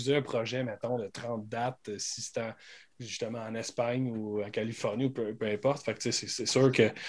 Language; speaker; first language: French; native; French